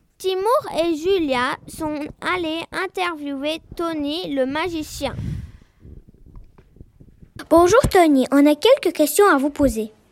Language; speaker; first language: French; non-native, learner; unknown